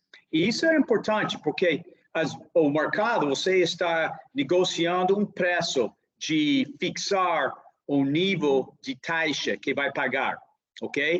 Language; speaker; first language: Portuguese; non-native, fluent; English